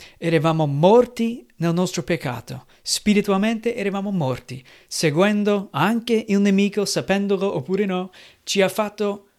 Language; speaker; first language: Italian; non-native, fluent; English